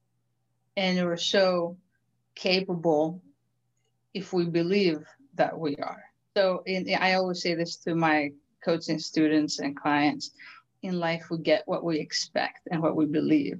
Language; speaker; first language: English; early bilingual, other home language; Greek